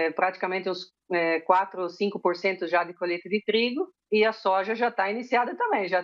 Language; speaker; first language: Portuguese; early bilingual, heritage; Spanish